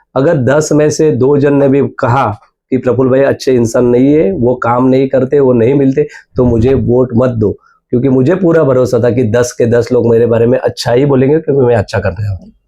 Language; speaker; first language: Hindi; non-native, local second language; Marathi